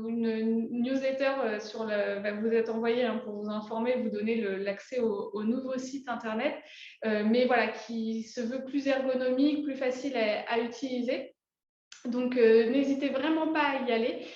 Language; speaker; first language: French; native; French